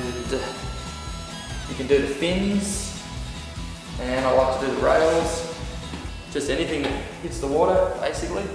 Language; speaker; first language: English; native; English